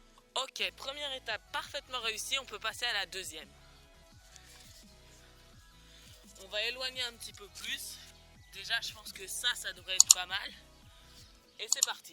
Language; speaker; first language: French; native; French